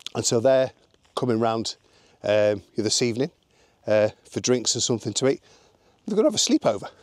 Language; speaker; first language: English; native; English